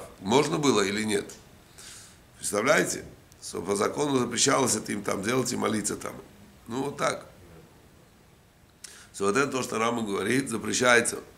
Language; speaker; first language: Russian; native; Russian